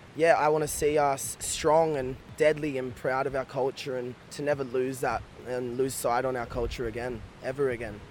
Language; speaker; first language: English; native; English